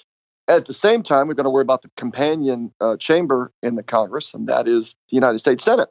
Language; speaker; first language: English; native; English